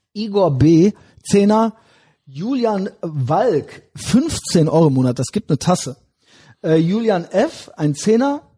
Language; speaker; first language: German; native; German